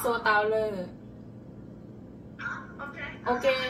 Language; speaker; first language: Chinese; non-native, learner; Javanese